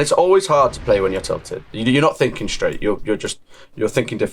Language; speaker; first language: English; native; English